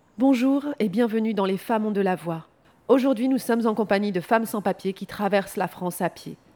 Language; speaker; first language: French; native; French